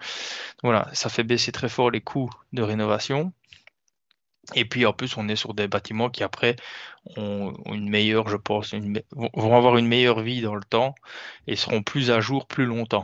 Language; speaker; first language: French; native; French